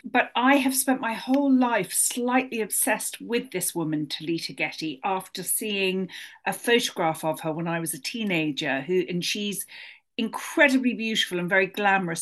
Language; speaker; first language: English; native; English